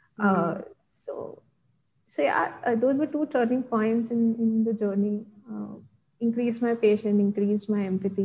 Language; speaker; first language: English; non-native, local second language; Gujarati